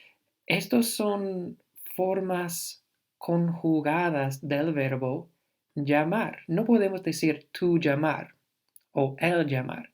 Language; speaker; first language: Spanish; non-native, fluent; English